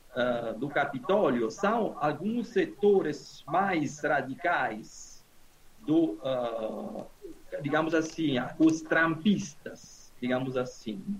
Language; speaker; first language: Portuguese; non-native, fluent; Italian